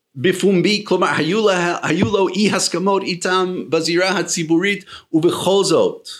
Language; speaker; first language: Hebrew; non-native, fluent; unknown